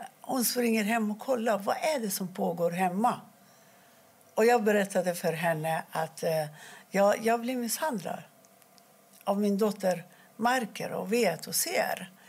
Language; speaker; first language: Swedish; non-native, fluent; Persian